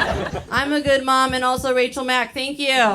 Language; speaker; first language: English; native; English